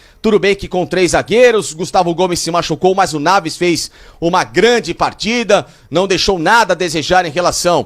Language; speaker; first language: Portuguese; native; Portuguese